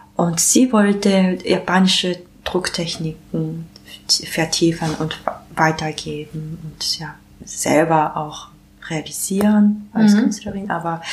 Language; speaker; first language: German; non-native, learner; Japanese